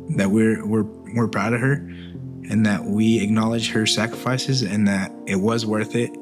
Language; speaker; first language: English; early bilingual, other home language; Spanish